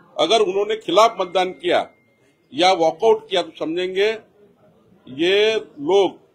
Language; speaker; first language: Hindi; non-native, local second language; Marathi